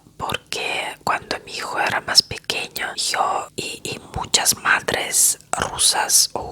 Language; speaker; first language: Spanish; non-native, fluent; Russian